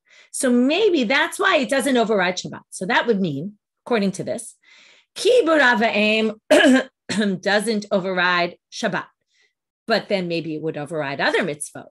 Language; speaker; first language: English; native; English